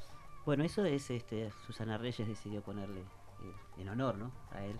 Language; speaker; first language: Spanish; native; Spanish